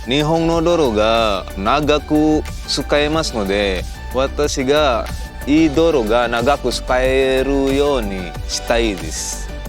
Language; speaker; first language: Japanese; non-native, learner; Indonesian